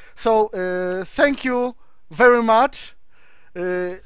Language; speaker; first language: English; non-native, learner; Polish